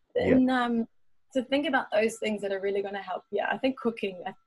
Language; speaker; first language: English; native; English